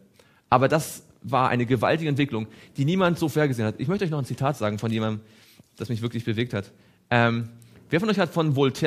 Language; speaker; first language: German; native; German